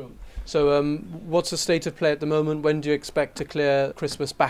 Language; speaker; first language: English; native; English